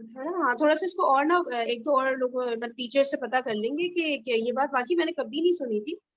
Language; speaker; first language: Urdu; native; Urdu